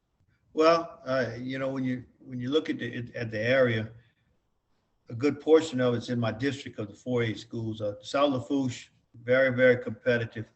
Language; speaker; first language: English; native; English